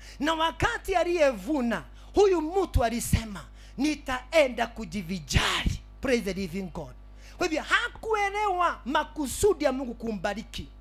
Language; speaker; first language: Swahili; native; Swahili